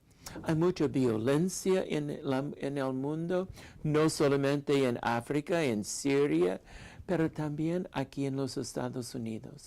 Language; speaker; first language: Spanish; non-native, fluent; English